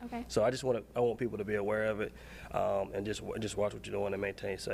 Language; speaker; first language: English; native; English